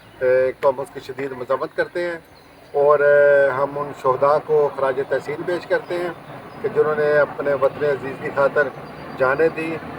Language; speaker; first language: Urdu; non-native, local second language; Punjabi